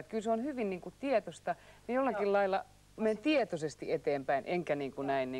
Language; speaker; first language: Finnish; native; Finnish